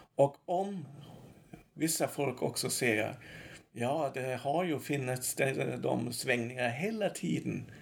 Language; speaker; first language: Swedish; non-native, fluent; German